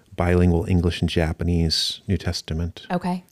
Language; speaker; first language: English; native; English